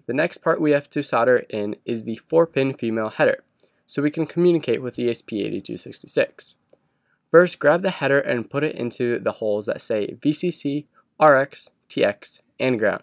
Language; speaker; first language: English; native; English